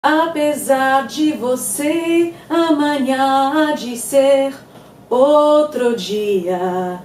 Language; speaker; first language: Portuguese; non-native, fluent; English